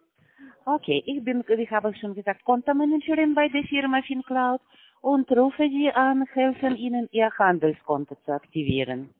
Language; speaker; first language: German; non-native, learner; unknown